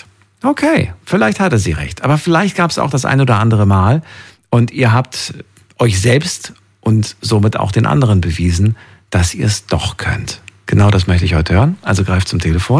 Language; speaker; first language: German; native; German